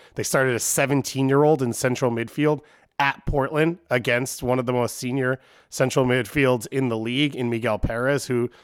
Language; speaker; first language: English; native; English